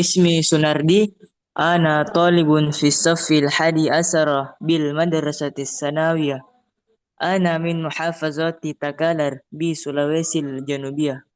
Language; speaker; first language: Arabic; non-native, learner; Indonesian